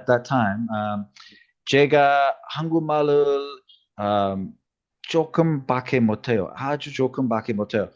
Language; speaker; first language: Korean; non-native, learner; English